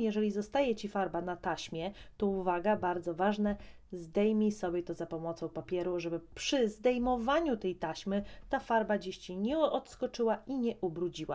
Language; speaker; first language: Polish; native; Polish